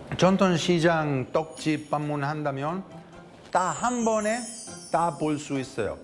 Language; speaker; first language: Korean; non-native, fluent; Italian